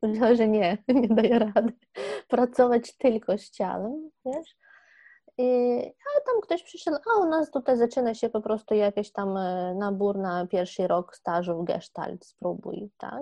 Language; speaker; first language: Polish; non-native, fluent; Ukrainian